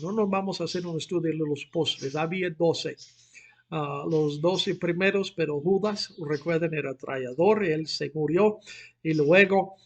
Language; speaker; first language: Spanish; non-native, fluent; English